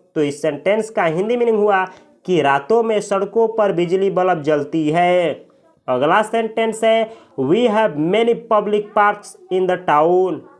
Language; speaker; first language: Hindi; native; Hindi